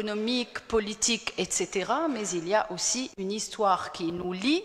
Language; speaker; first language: French; non-native, local second language; Arabic